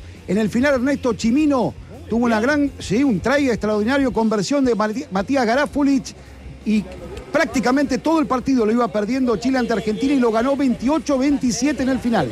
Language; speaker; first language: Spanish; native; Spanish